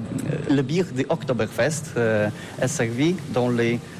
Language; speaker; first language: French; non-native, fluent; Polish